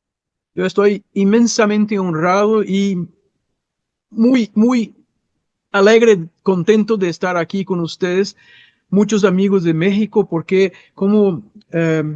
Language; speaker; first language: Spanish; non-native, fluent; Portuguese